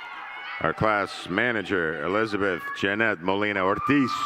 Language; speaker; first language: English; native; English